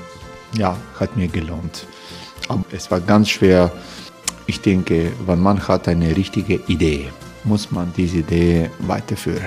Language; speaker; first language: German; non-native, fluent; Croatian